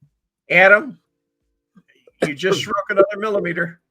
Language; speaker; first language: English; native; English